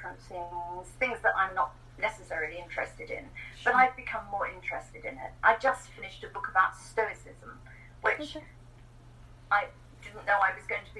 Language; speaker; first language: English; native; English